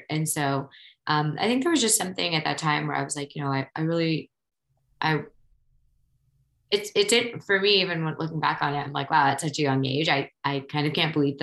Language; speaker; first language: English; native; English